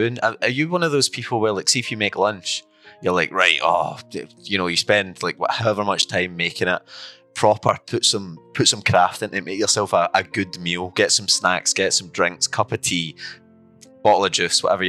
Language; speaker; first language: English; native; English